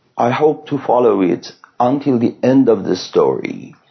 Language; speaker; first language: English; non-native, fluent; Persian